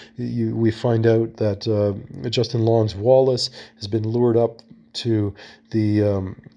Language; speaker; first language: English; native; English